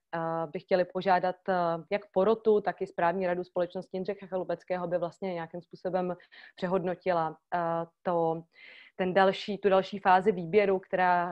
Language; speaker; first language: Czech; native; Czech